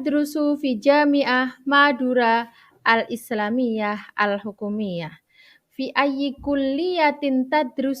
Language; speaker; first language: Arabic; non-native, fluent; Indonesian